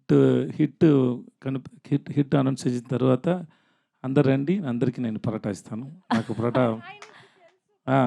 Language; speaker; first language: Telugu; non-native, learner; Tamil